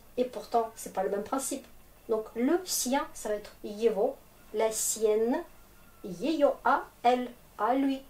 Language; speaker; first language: French; non-native, fluent; Russian